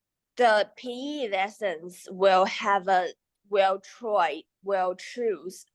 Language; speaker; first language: English; non-native, learner; Chinese